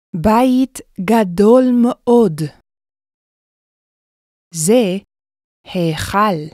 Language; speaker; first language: Hebrew; non-native, fluent; English